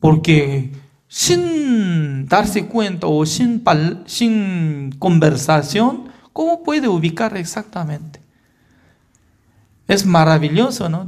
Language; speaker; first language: Spanish; non-native, fluent; Korean